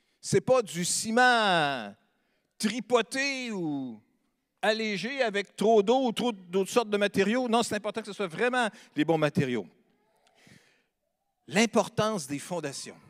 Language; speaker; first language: French; native; French